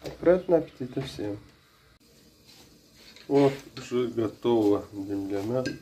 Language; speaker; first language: Russian; non-native, fluent; Uzbek